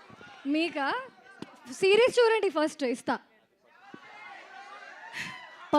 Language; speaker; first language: Telugu; non-native, fluent; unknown